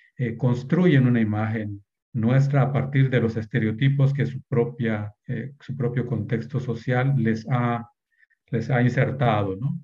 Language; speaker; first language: Spanish; native; Spanish